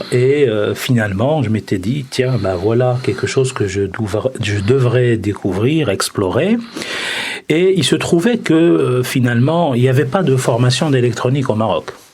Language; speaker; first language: French; non-native, local second language; Arabic